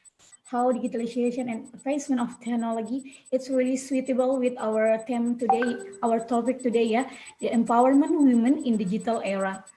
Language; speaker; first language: English; non-native, learner; Indonesian